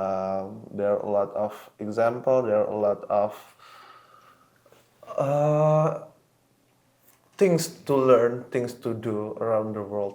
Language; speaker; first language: English; non-native, local second language; Indonesian